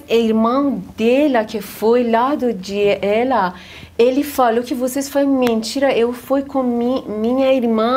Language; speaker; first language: Portuguese; non-native, learner; Persian